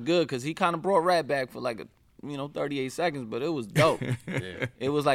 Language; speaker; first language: English; early bilingual, other home language; Spanish